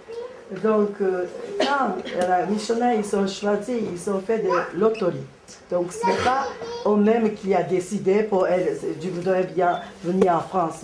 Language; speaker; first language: French; non-native, learner; Japanese